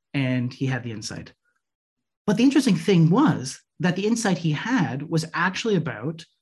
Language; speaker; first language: English; native; English